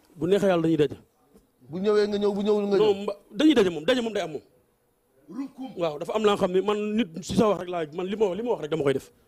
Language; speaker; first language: Wolof; native; Wolof